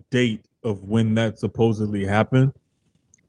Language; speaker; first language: English; native; English